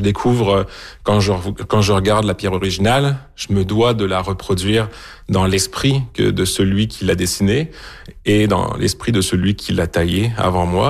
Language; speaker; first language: French; native; French